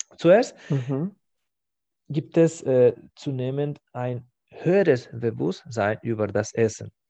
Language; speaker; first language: German; non-native, fluent; Spanish